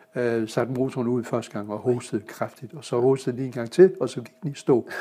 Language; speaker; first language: Danish; non-native, fluent; German